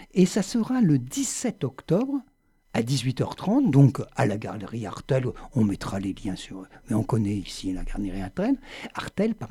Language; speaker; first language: French; native; French